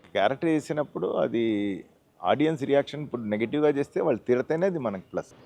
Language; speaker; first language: Telugu; native; Telugu